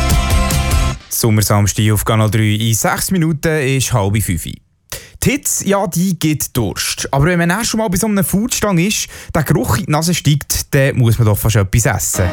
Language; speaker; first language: German; native; German